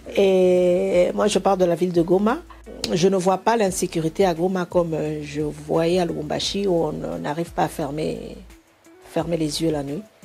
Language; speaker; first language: French; non-native, local second language; Bemba